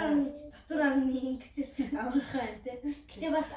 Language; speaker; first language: Mongolian; early bilingual, heritage; Mongolian